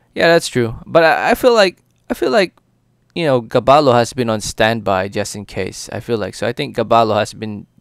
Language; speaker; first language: English; early bilingual, other home language; Filipino